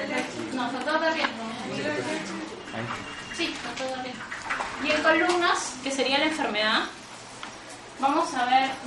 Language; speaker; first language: Spanish; native; Spanish